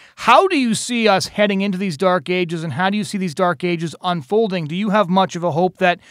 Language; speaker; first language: English; native; English